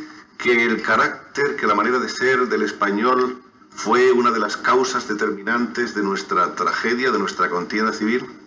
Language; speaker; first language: Spanish; native; Spanish